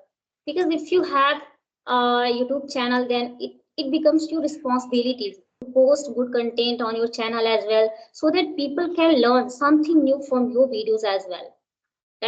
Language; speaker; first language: English; non-native, local second language; Hindi